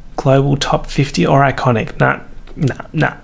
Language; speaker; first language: English; native; English